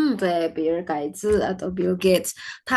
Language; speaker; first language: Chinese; non-native, fluent; Indonesian